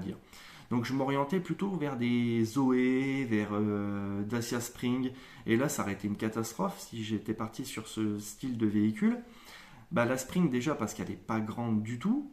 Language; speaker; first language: French; native; French